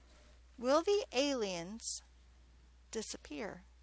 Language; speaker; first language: English; native; English